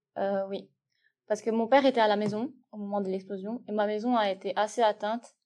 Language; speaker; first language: French; non-native, local second language; Arabic